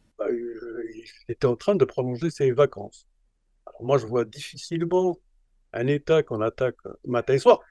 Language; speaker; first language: French; non-native, local second language; Arabic